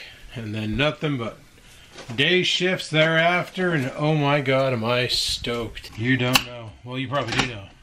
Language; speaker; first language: English; native; English